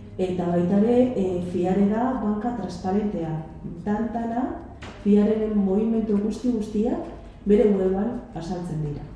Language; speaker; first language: Basque; non-native, local second language; Spanish